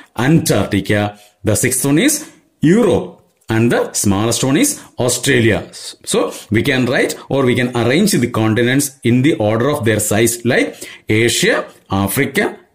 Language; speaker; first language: English; non-native, local second language; Malayalam